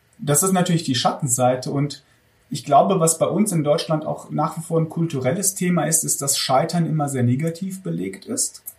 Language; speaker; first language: German; early bilingual, other home language; Armenian